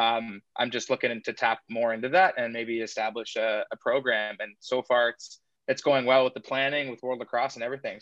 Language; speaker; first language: English; native; English